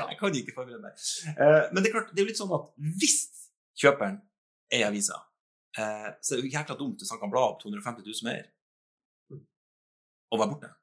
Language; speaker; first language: Norwegian; native; Norwegian